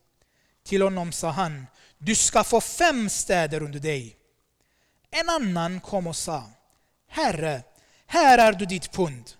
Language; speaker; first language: Swedish; non-native, fluent; Armenian